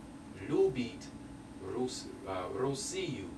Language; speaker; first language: Russian; non-native, learner; English